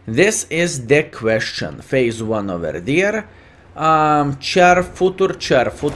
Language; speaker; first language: English; non-native, fluent; Lithuanian